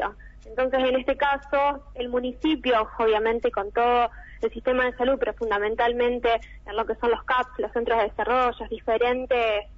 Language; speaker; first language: Spanish; native; Spanish